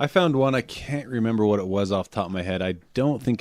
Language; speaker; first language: English; native; English